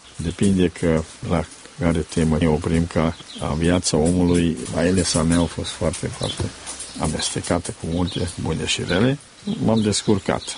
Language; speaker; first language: Romanian; native; Romanian